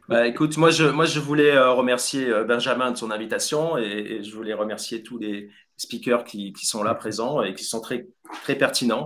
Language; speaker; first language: French; native; French